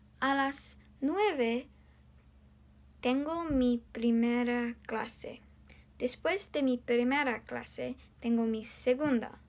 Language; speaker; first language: Spanish; non-native, learner; English